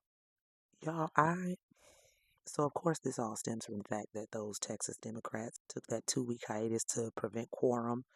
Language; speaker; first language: English; native; English